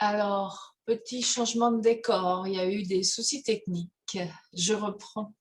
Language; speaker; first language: French; native; French